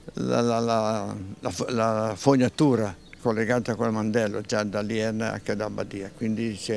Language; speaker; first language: Italian; native; Italian